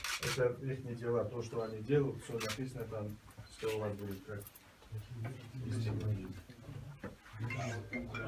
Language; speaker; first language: Russian; non-native, learner; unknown